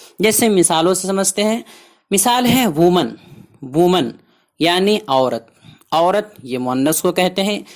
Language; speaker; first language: Urdu; native; Urdu